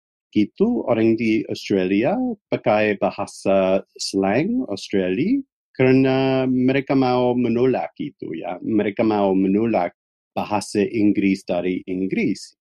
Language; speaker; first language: Indonesian; non-native, fluent; English